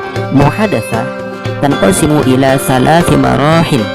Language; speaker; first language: Arabic; non-native, learner; Indonesian